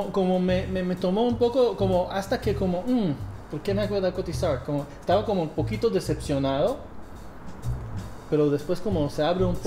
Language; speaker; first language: Spanish; non-native, fluent; English